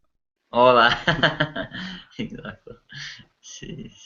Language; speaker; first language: Spanish; non-native, learner; Russian